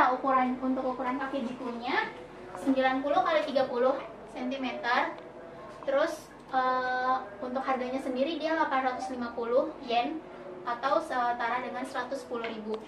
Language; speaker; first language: Indonesian; native; Indonesian